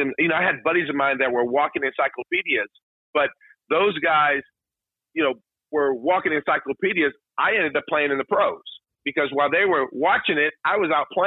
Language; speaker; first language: English; native; English